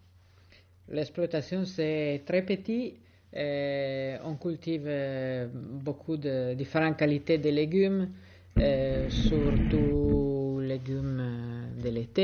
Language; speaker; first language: French; non-native, fluent; Italian